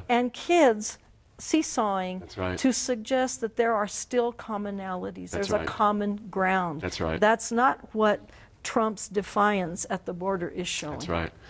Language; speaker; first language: English; native; English